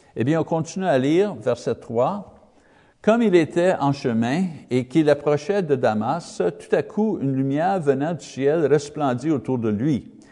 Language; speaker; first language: French; non-native, learner; English